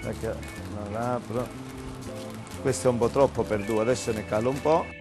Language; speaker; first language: Italian; native; Italian